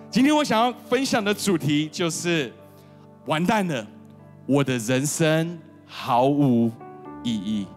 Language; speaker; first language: Chinese; early bilingual, heritage; Chinese